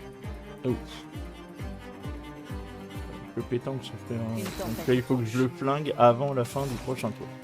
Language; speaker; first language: French; native; French